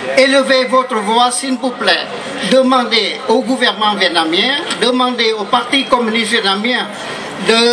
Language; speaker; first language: French; non-native, fluent; Vietnamese